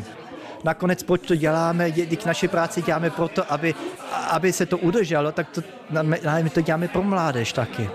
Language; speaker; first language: Czech; early bilingual, heritage; Czech